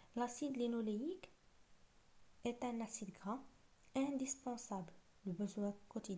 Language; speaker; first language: French; non-native, local second language; Arabic